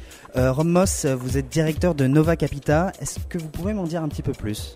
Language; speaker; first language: French; native; French